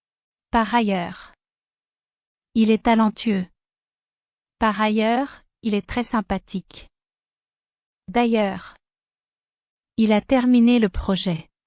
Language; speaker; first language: French; non-native, fluent; Spanish